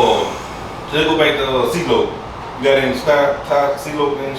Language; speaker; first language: English; native; English